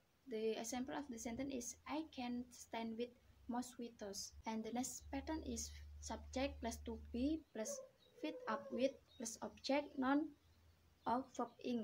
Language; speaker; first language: English; non-native, learner; Indonesian